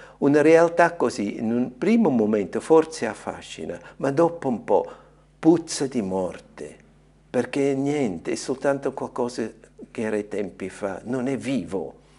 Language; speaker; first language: Italian; non-native, fluent; German